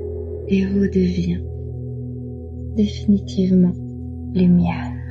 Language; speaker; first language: French; native; French